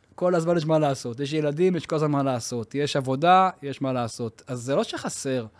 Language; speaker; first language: Hebrew; native; Hebrew